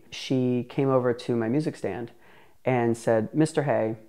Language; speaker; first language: English; native; English